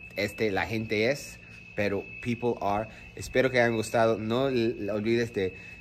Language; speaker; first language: Spanish; non-native, fluent; English